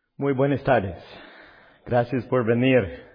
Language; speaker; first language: Spanish; non-native, learner; English